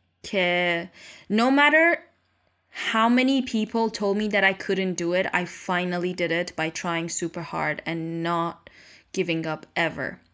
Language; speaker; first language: English; non-native, fluent; Persian